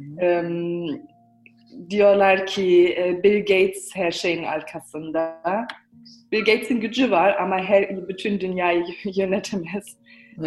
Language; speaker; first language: Turkish; early bilingual, heritage; Turkish